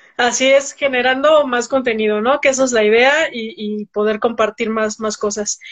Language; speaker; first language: Spanish; native; Spanish